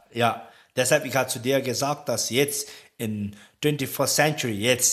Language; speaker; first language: German; non-native, learner; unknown